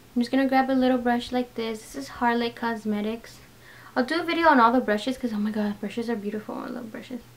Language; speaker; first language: English; early bilingual, other home language; Spanish